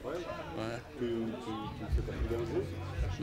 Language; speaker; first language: French; native; French